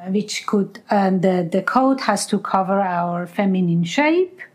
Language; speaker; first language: English; non-native, fluent; Persian